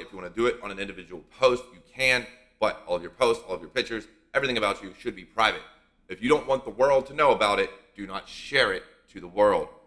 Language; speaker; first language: English; native; English